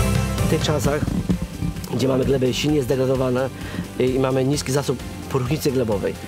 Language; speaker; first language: Polish; native; Polish